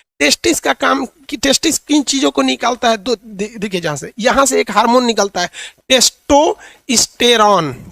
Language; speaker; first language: Hindi; native; Hindi